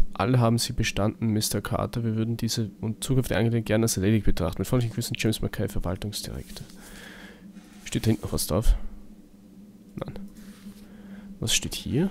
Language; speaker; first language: German; native; German